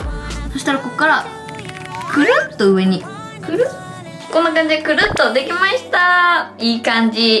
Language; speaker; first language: Japanese; native; Japanese